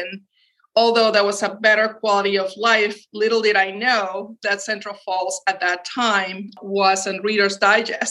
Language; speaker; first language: English; early bilingual, other home language; Spanish